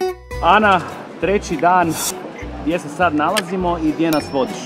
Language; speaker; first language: Croatian; native; Croatian